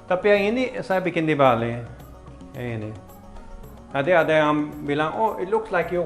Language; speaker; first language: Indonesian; non-native, fluent; Swedish